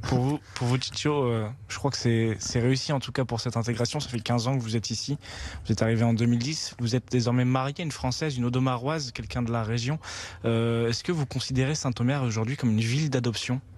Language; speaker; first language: French; native; French